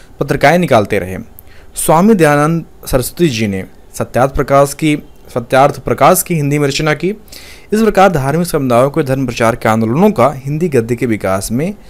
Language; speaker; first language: Hindi; native; Hindi